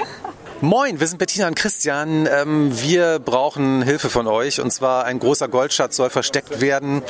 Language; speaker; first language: German; native; German